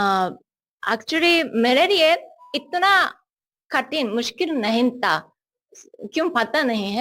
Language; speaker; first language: Hindi; non-native, learner; Japanese